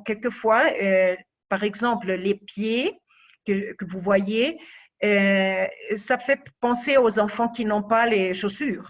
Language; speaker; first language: French; non-native, fluent; Spanish